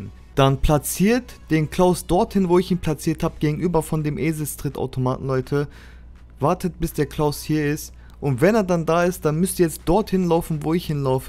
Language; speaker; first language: German; native; German